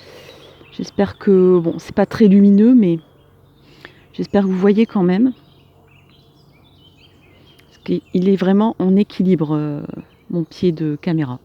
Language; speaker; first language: French; native; French